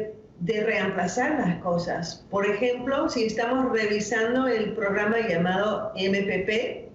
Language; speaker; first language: Spanish; non-native, fluent; English